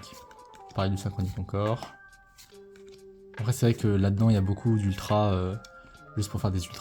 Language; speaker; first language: French; native; French